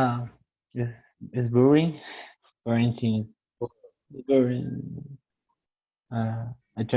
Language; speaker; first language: English; non-native, learner; Spanish